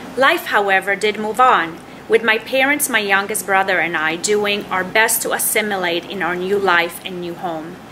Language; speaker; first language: English; non-native, fluent; Polish